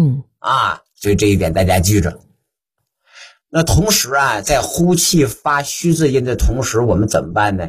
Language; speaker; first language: Chinese; native; Chinese